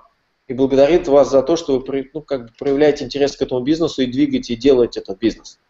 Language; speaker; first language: Russian; native; Russian